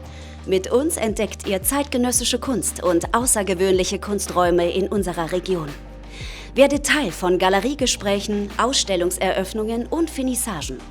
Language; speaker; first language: German; native; German